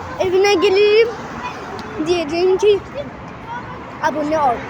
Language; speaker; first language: Turkish; early bilingual, heritage; Turkish